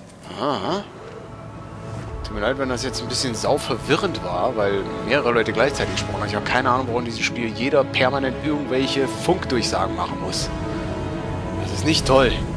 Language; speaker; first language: German; native; German